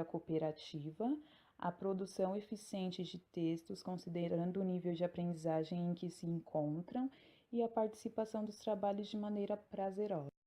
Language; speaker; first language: Portuguese; native; Portuguese